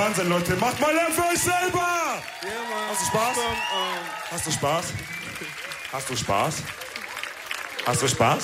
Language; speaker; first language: German; early bilingual, other home language; Wolof